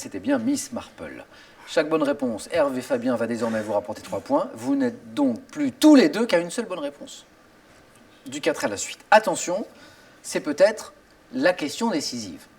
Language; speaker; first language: French; native; French